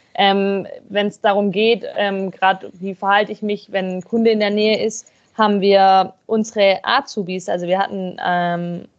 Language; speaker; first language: German; native; German